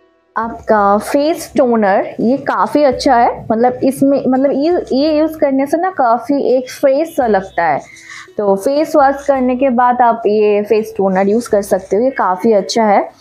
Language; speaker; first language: Hindi; non-native, local second language; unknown